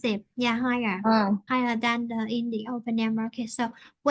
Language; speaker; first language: English; non-native, fluent; Vietnamese